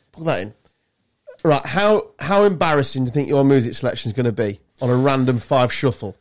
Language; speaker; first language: English; native; English